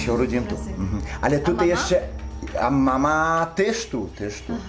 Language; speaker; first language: Polish; early bilingual, heritage; Polish